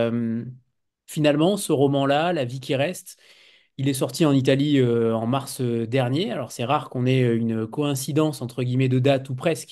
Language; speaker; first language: French; native; French